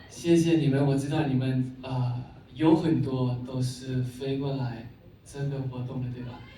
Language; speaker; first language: Chinese; non-native, learner; Thai